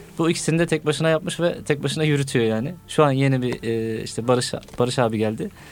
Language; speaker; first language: Turkish; native; Turkish